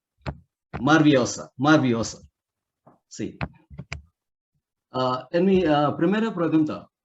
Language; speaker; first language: Spanish; non-native, learner; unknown